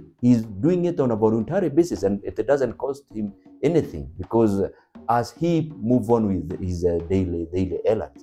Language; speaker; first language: English; non-native, local second language; Kikuyu